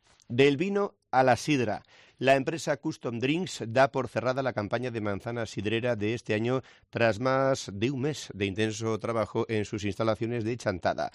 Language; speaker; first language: Spanish; native; Spanish